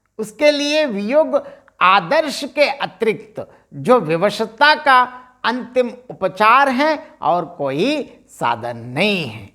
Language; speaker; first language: Hindi; non-native, local second language; Telugu